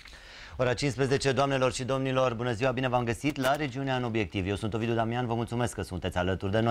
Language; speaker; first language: Romanian; native; Romanian